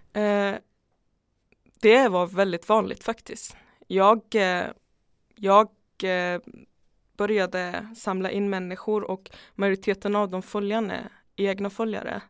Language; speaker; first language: Swedish; non-native, fluent; Persian